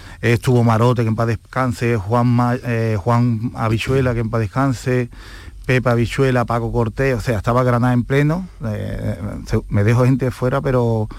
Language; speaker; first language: Spanish; native; Spanish